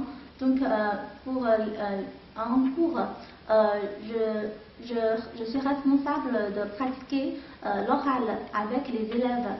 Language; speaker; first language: French; non-native, fluent; Chinese